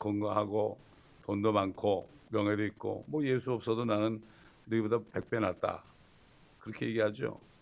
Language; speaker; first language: Korean; native; Korean